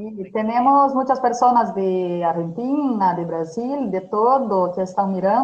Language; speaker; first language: Spanish; non-native, fluent; Portuguese